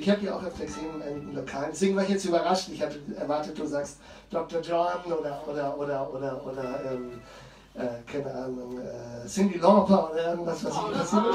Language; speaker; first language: German; native; German